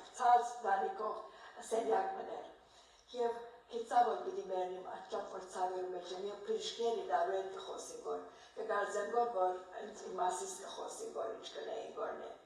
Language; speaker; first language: Armenian; early bilingual, heritage; Armenian